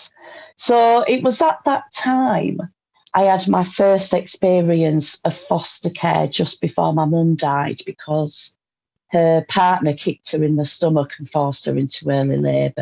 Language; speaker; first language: English; native; English